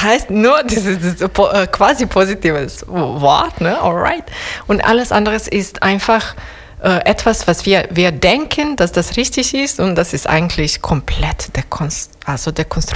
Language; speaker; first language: German; non-native, fluent; Serbian